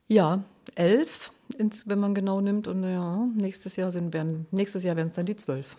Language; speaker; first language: German; native; German